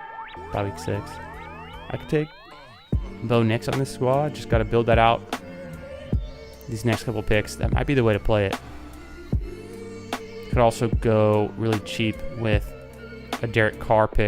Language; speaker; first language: English; native; English